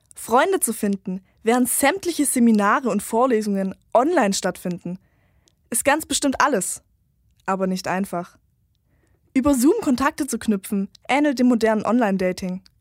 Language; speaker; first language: German; native; German